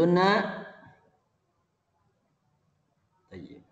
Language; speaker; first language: Arabic; non-native, fluent; Indonesian